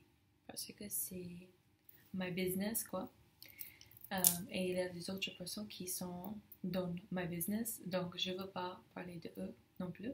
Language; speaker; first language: French; non-native, fluent; English